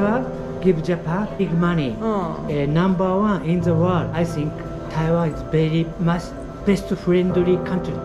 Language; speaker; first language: English; non-native, learner; Japanese